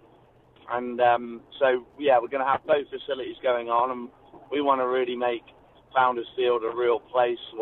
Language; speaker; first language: English; native; English